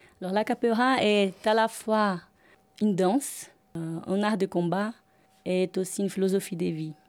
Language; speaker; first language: French; non-native, fluent; Portuguese